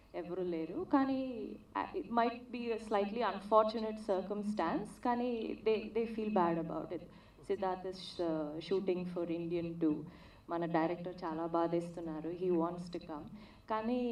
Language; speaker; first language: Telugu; non-native, learner; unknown